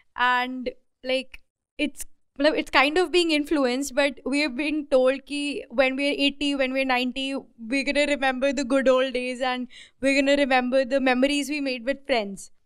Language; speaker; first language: English; non-native, local second language; Hindi